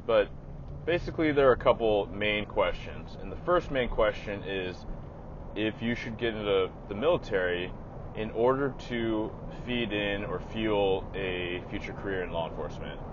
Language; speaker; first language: English; native; English